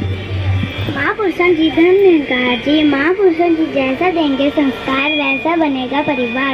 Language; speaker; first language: Hindi; native; Hindi